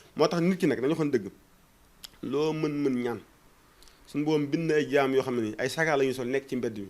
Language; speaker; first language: Wolof; non-native, local second language; Fula